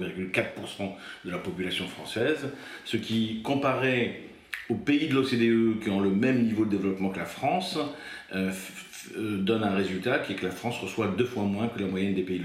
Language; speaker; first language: French; native; French